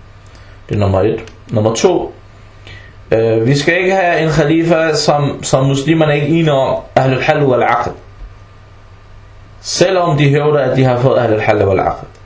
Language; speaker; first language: Danish; early bilingual, other home language; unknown